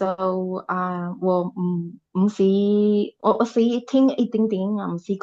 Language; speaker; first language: Cantonese; non-native, learner; Chinese